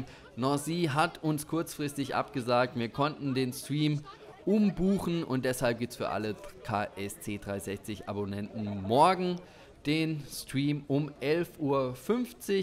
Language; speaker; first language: German; native; German